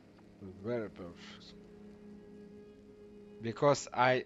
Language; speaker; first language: English; non-native, learner; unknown